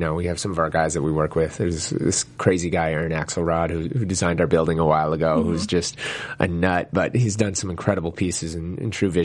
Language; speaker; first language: English; native; English